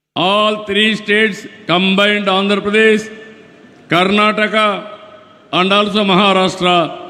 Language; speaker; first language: English; non-native, local second language; Telugu